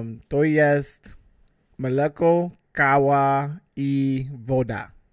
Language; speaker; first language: Polish; non-native, learner; English